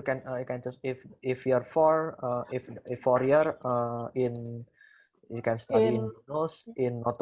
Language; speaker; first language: English; non-native, learner; Indonesian